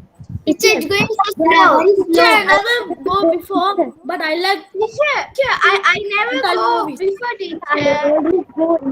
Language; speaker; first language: English; non-native, local second language; Tamil